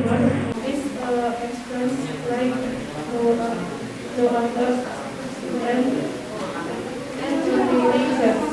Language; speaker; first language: English; non-native, learner; Indonesian